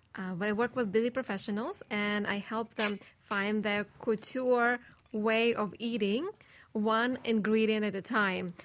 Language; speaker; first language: English; non-native, fluent; Russian